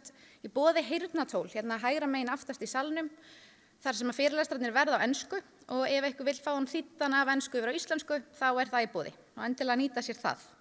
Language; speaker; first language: Icelandic; native; Icelandic